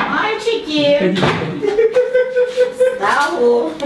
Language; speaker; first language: Russian; native; Russian